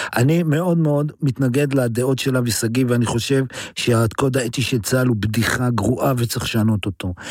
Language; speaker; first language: Hebrew; native; Hebrew